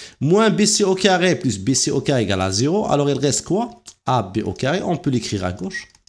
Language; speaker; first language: French; non-native, local second language; Arabic